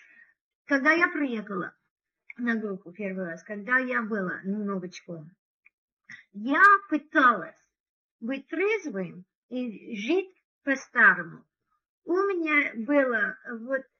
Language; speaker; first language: Russian; non-native, learner; English